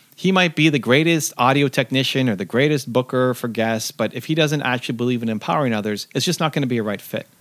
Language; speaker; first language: English; native; English